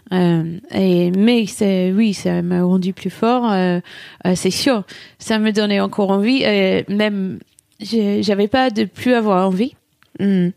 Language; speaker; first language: French; non-native, fluent; English